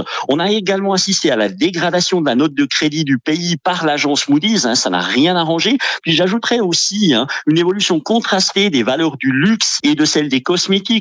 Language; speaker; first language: French; native; French